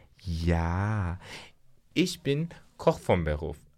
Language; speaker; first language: German; non-native, learner; Turkish